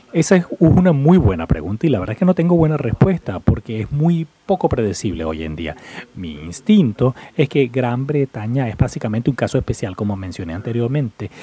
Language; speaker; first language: Spanish; non-native, fluent; English